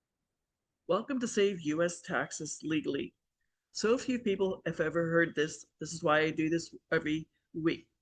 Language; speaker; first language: English; native; English